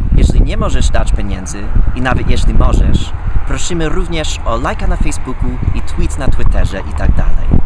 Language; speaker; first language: Polish; non-native, fluent; English